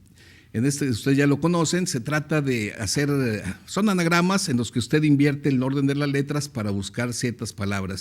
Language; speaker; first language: Spanish; native; Spanish